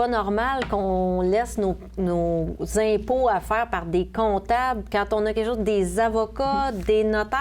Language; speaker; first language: French; native; French